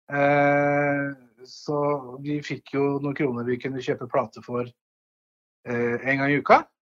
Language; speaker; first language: Norwegian; native; Norwegian